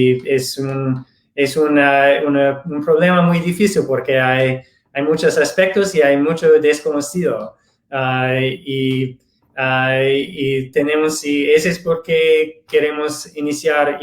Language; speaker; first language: Spanish; non-native, fluent; English